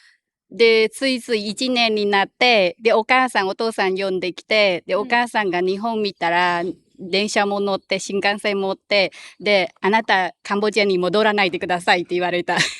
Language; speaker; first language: Japanese; non-native, learner; Khmer